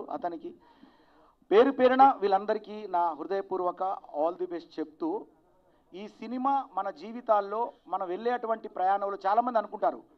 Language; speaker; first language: Telugu; native; Telugu